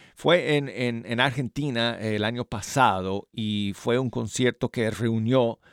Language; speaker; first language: Spanish; native; Spanish